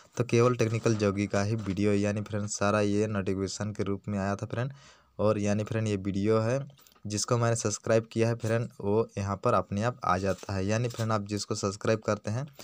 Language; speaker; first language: Hindi; native; Hindi